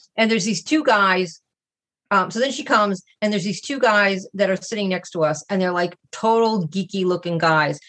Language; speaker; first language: English; native; English